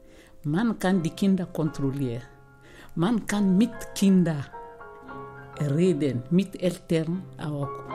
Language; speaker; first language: German; non-native, learner; Mandingo